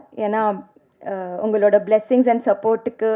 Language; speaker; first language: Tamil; non-native, learner; Telugu